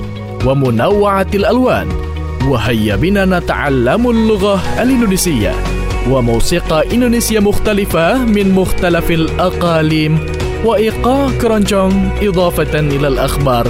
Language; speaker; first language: Arabic; non-native, fluent; Indonesian